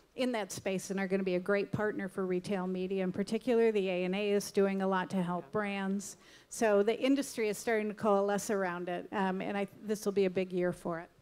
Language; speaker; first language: English; native; English